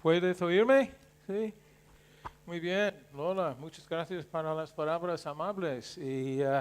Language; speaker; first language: Spanish; non-native, learner; English